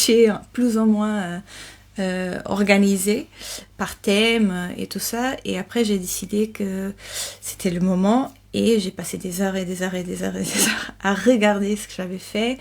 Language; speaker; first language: French; non-native, fluent; Portuguese